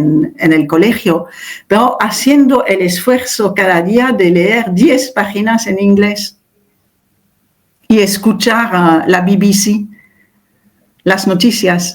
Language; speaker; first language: Spanish; non-native, fluent; French